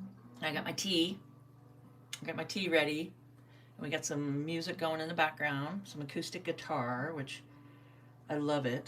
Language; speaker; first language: English; native; English